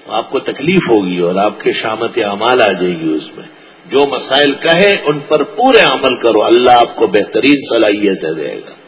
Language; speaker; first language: Urdu; non-native, local second language; Pashto